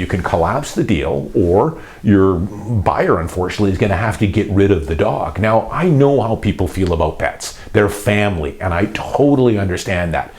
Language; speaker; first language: English; native; English